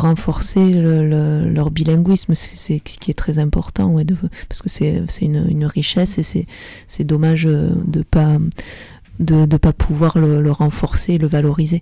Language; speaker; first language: French; native; French